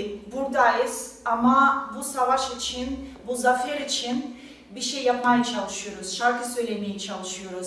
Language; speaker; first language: Turkish; non-native, fluent; Russian